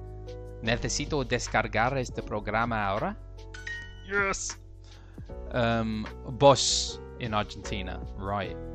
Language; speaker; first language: Spanish; non-native, learner; English